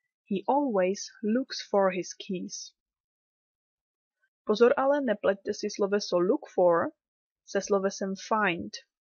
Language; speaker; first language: English; non-native, fluent; Czech